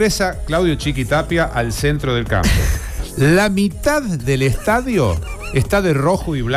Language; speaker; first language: Spanish; native; Spanish